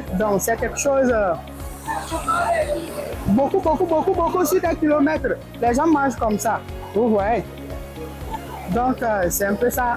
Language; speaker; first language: French; non-native, fluent; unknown